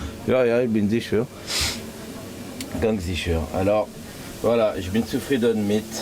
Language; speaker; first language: German; non-native, learner; French